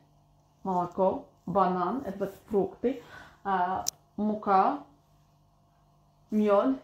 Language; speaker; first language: Russian; non-native, fluent; English